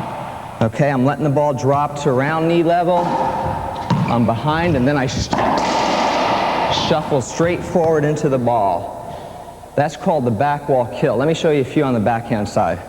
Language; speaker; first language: English; native; English